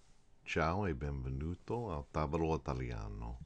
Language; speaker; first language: Italian; non-native, fluent; English